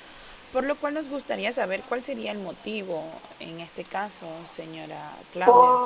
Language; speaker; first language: Spanish; native; Spanish